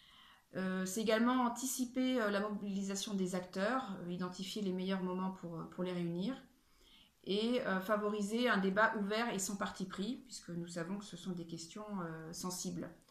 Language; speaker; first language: French; native; French